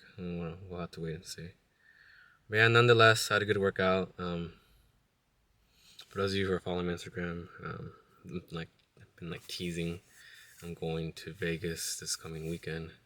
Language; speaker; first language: English; native; English